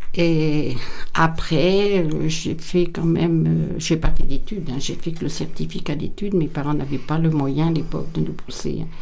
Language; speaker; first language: French; native; French